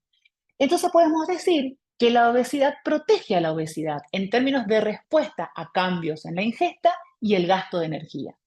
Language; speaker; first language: Spanish; native; Spanish